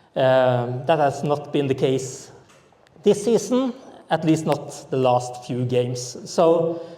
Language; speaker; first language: English; non-native, fluent; Norwegian